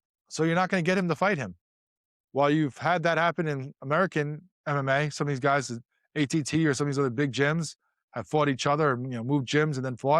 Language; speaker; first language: English; native; English